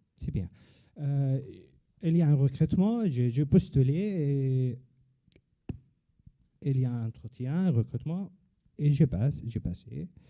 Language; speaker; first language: French; non-native, learner; Arabic